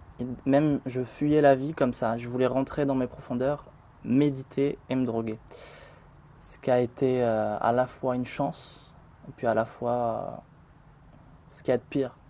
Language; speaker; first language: French; early bilingual, other home language; Arabic